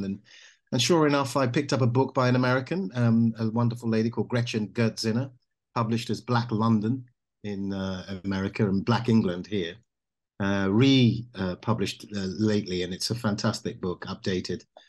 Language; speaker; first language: English; native; English